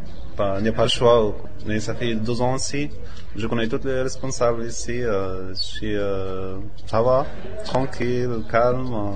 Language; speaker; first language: French; non-native, learner; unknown